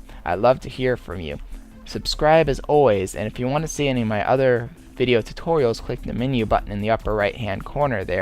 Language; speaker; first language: English; native; English